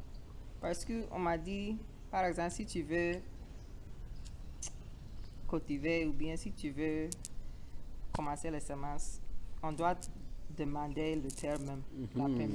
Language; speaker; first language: French; non-native, learner; English